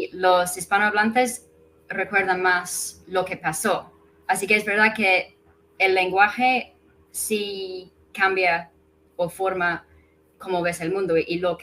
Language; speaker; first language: Spanish; non-native, fluent; English